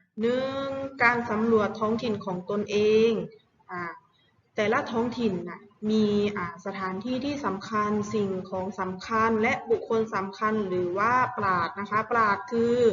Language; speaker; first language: Thai; native; Thai